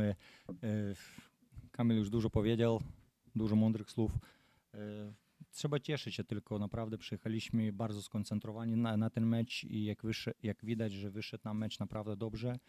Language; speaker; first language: Polish; non-native, fluent; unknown